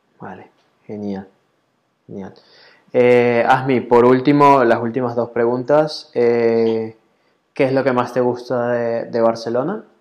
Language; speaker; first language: Spanish; native; Spanish